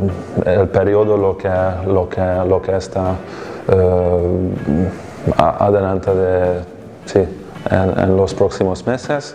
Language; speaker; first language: Spanish; non-native, fluent; Hungarian